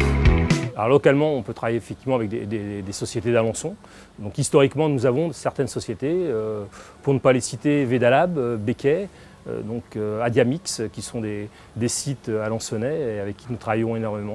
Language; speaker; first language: French; native; French